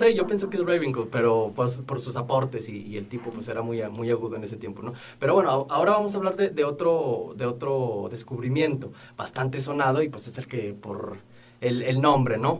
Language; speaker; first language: Spanish; native; Spanish